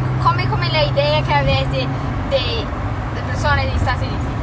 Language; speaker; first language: Italian; non-native, learner; English